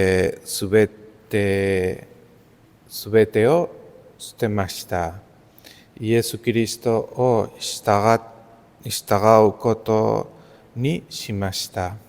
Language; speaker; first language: Japanese; non-native, learner; Spanish